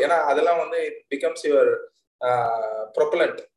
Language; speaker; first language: English; non-native, local second language; Tamil